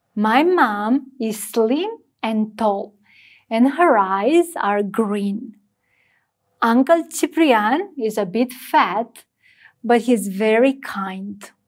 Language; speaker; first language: English; non-native, fluent; Romanian